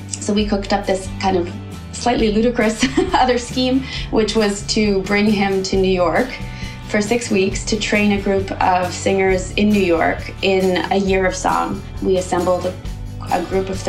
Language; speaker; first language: English; early bilingual, other home language; Ukrainian